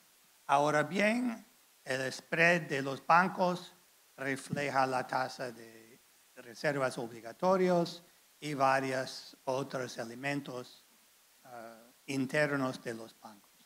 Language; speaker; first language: Spanish; non-native, fluent; English